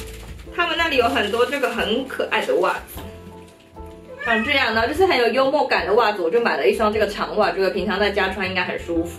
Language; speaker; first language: Chinese; native; Chinese